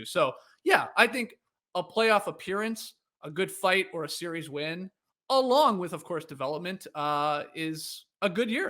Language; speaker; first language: English; native; English